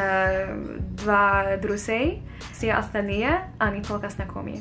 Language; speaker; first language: Russian; non-native, fluent; Swedish